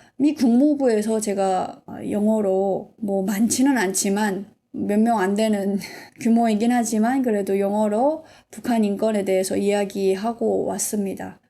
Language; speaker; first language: Korean; native; Korean